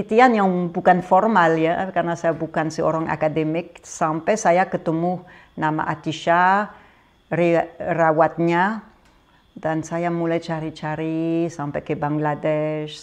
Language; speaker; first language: Indonesian; non-native, fluent; French